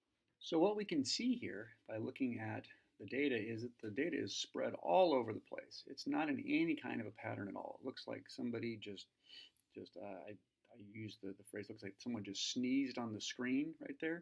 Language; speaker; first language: English; native; English